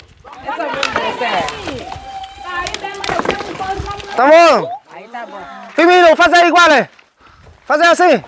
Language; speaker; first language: Portuguese; non-native, learner; Vietnamese